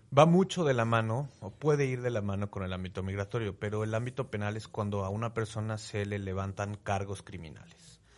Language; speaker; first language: Spanish; native; Spanish